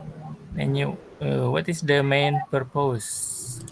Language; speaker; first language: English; non-native, learner; Sundanese